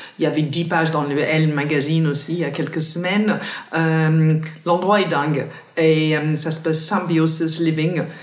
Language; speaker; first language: French; non-native, fluent; English